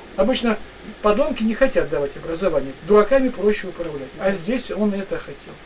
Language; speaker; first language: Russian; native; Russian